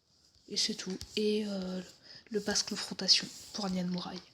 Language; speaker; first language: French; native; French